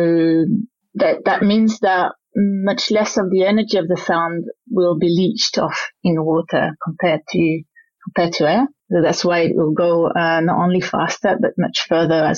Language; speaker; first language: English; non-native, fluent; French